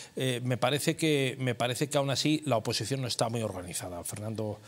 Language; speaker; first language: Spanish; native; Spanish